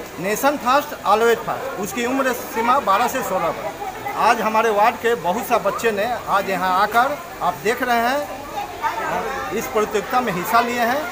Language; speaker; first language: Hindi; native; Hindi